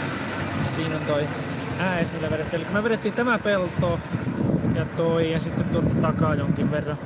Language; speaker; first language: Finnish; native; Finnish